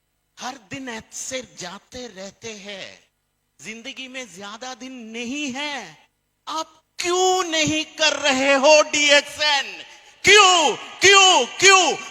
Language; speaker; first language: Hindi; non-native, learner; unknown